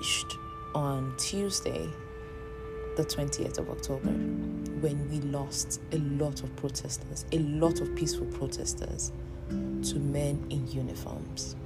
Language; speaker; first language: English; non-native, local second language; Yoruba